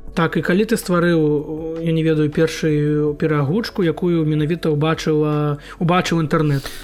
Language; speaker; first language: Belarusian; non-native, local second language; Russian